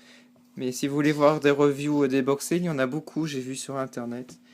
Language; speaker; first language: French; native; French